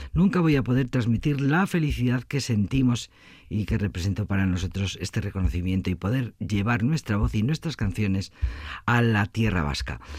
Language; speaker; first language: Spanish; native; Spanish